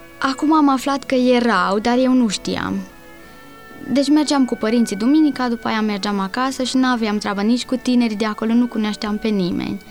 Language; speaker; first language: Romanian; non-native, local second language; Hungarian